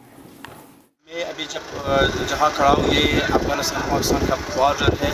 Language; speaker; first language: Hindi; non-native, fluent; Pashto